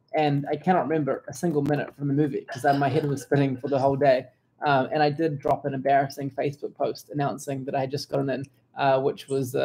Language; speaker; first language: English; native; English